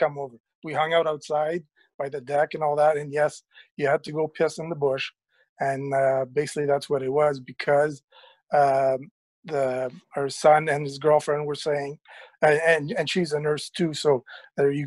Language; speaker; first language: English; native; English